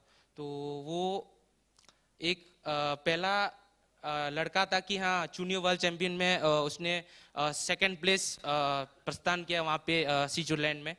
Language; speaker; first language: Hindi; non-native, local second language; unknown